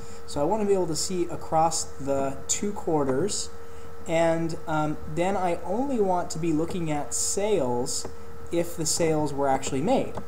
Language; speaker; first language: English; native; English